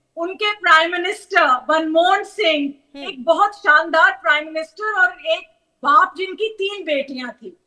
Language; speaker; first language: Hindi; non-native, local second language; Punjabi